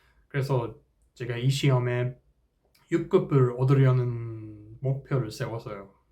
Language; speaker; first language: Korean; non-native, fluent; English